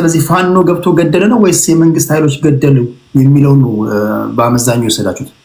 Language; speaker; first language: Amharic; native; Amharic